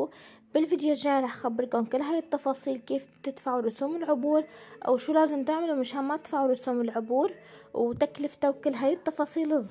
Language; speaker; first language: Arabic; native; Arabic